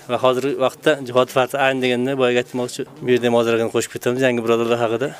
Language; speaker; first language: Uzbek; native; Uzbek